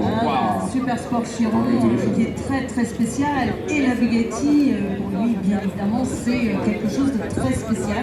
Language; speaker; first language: French; native; French